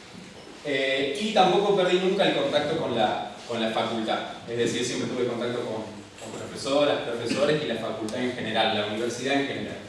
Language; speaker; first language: Spanish; native; Spanish